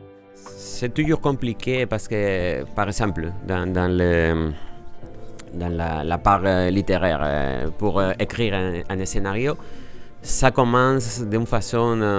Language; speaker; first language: French; non-native, fluent; Spanish